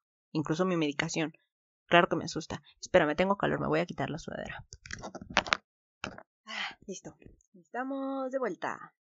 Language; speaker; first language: Spanish; native; Spanish